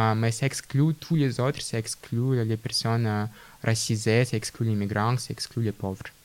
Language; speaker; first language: French; non-native, fluent; Russian